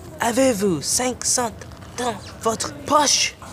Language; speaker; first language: French; non-native, learner; English